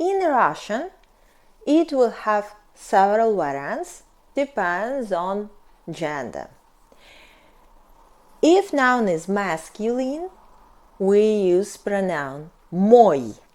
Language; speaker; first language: English; non-native, fluent; Russian